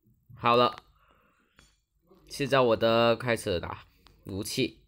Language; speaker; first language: Chinese; early bilingual, heritage; Chinese